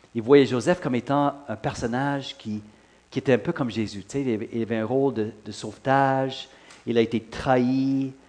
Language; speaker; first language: French; non-native, fluent; English